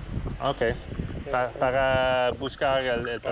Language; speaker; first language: Spanish; non-native, learner; English